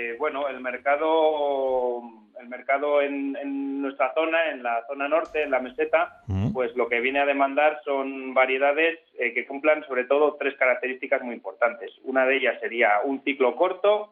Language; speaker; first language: Spanish; native; Spanish